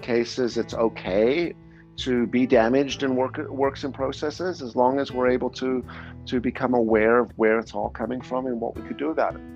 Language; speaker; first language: English; native; English